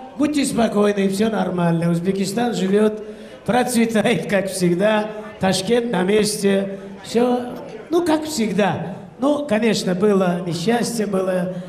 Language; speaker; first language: Russian; non-native, local second language; Uzbek